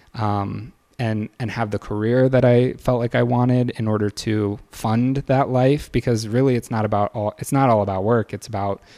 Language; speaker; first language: English; native; English